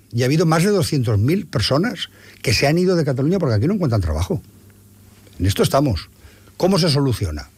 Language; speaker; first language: Spanish; non-native, local second language; Catalan